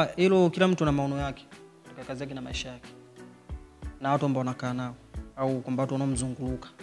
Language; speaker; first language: Swahili; native; Swahili